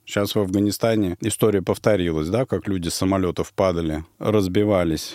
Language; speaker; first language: Russian; native; Russian